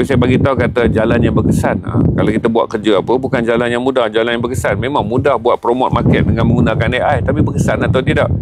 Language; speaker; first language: Malay; native; Malay